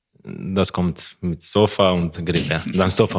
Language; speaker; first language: German; non-native, learner; Croatian